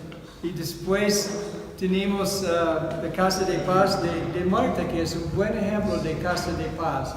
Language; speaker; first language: Spanish; non-native, fluent; English